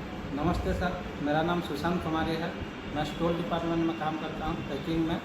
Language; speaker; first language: Hindi; non-native, local second language; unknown